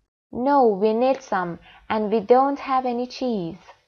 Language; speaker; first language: English; non-native, fluent; Persian